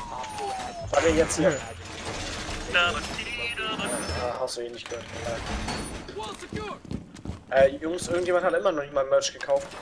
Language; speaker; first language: German; native; German